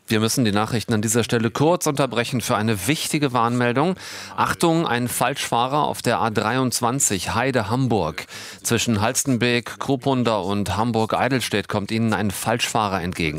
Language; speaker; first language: German; native; German